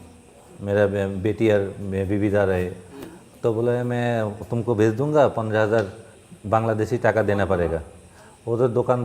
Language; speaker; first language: Hindi; non-native, local second language; Bangla